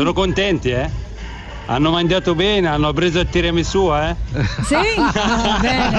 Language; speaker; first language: Italian; non-native, learner; Arabic